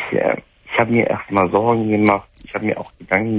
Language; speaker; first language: German; non-native, fluent; Arabic